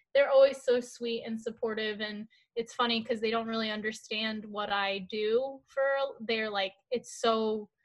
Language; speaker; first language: English; early bilingual, other home language; Korean